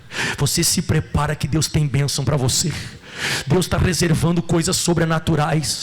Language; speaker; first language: Portuguese; native; Portuguese